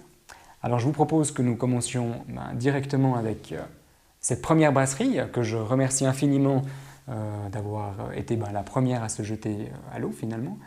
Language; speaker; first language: French; native; French